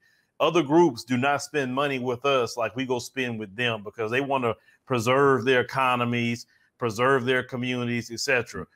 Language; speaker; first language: English; native; English